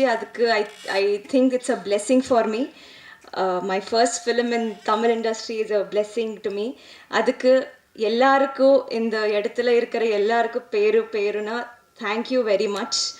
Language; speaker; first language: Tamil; non-native, learner; Telugu